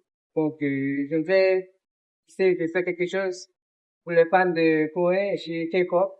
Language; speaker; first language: French; non-native, learner; Korean